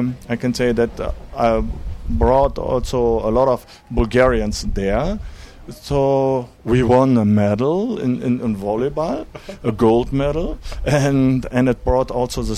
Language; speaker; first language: English; non-native, learner; German